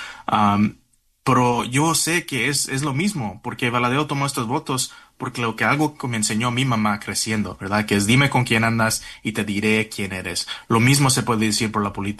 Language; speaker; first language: Spanish; early bilingual, heritage; Spanish